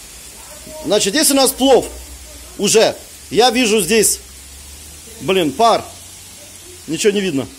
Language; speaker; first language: Russian; native; Russian